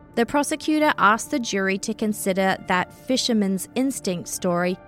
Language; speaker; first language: English; native; English